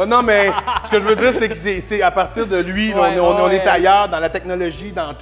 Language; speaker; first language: French; native; French